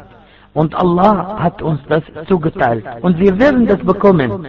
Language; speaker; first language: German; non-native, fluent; Arabic